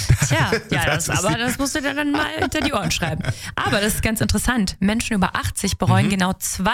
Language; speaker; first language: German; native; German